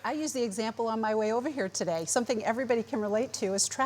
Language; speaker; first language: English; native; English